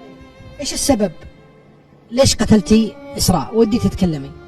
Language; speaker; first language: Arabic; native; Arabic